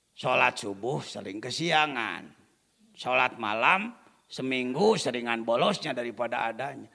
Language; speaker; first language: Indonesian; non-native, local second language; Sundanese